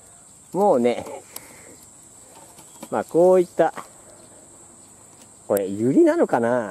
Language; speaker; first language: Japanese; native; Japanese